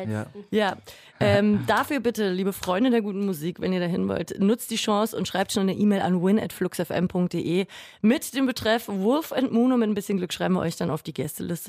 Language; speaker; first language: German; native; German